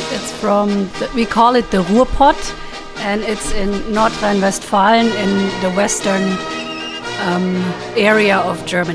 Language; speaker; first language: English; non-native, fluent; German